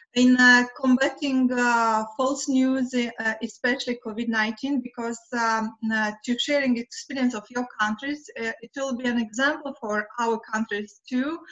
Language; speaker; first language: English; non-native, learner; Romanian